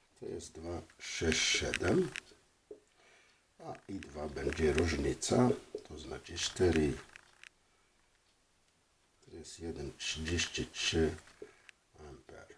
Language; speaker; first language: Polish; non-native, fluent; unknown